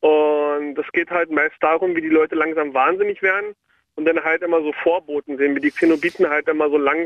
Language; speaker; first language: German; native; German